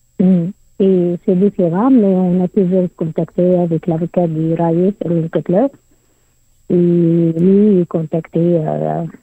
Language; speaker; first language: French; non-native, learner; Arabic